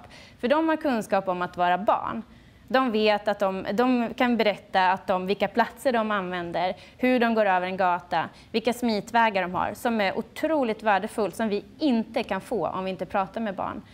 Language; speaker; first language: Swedish; native; Swedish